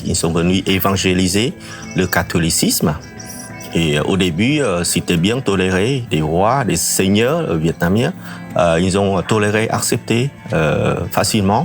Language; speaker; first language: French; non-native, fluent; Vietnamese